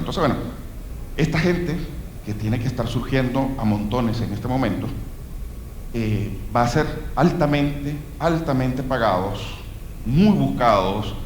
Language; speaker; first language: Spanish; native; Spanish